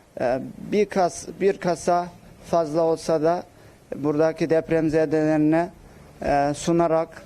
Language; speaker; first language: Turkish; non-native, local second language; Uyghur